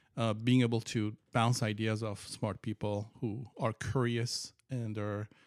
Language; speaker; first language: English; non-native, fluent; Persian